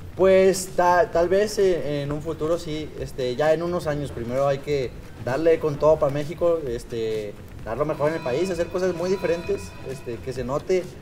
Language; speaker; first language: Spanish; native; Spanish